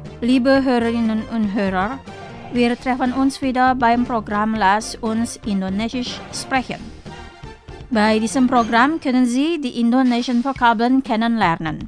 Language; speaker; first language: German; non-native, fluent; Indonesian